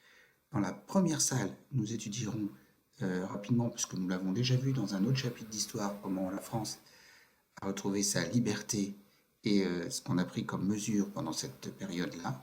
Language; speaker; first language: French; native; French